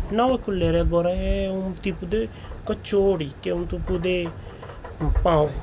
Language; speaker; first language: Portuguese; non-native, learner; Hindi